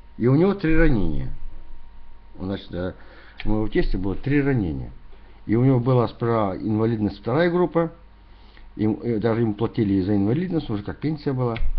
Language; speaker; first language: Russian; native; Russian